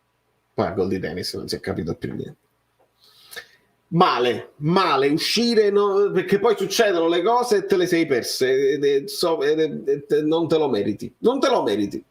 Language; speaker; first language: Italian; native; Italian